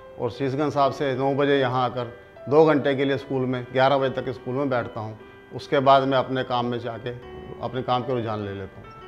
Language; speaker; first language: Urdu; non-native, local second language; Punjabi